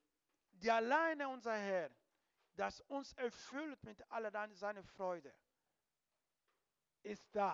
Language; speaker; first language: German; non-native, learner; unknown